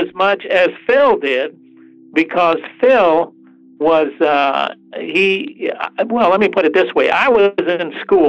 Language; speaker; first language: English; early bilingual, other home language; Spanish